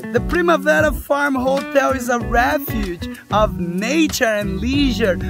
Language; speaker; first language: English; non-native, fluent; Portuguese